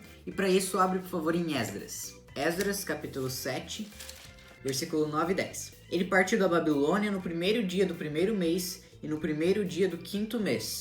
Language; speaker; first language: Portuguese; native; Portuguese